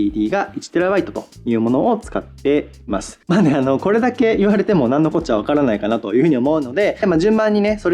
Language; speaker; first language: Japanese; native; Japanese